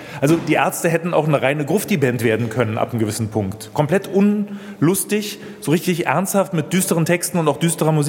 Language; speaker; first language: German; native; German